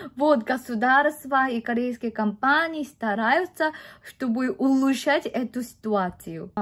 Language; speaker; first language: Russian; non-native, fluent; Korean